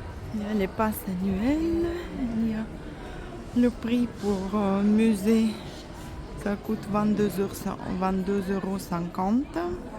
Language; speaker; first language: French; non-native, fluent; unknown